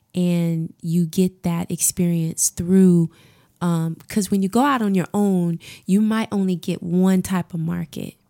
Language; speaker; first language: English; native; English